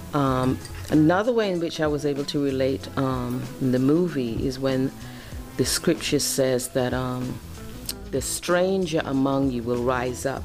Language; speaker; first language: English; native; English